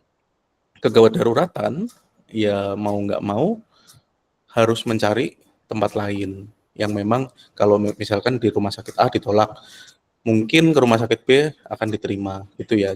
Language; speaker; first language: Indonesian; native; Indonesian